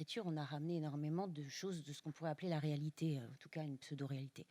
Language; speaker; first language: French; native; French